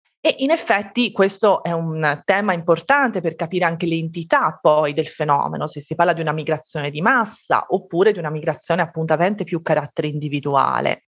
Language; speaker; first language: Italian; native; Italian